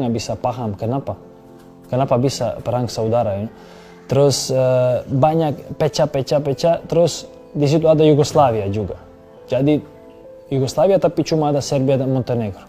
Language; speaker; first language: Indonesian; non-native, fluent; Serbian